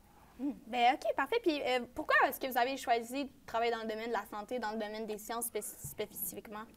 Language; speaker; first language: French; native; French